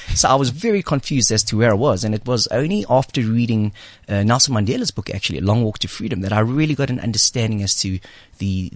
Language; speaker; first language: English; native; English